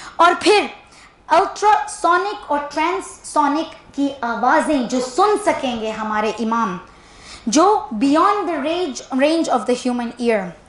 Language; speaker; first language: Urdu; early bilingual, heritage; Urdu